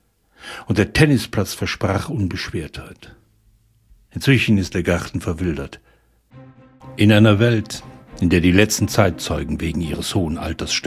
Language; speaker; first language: German; native; German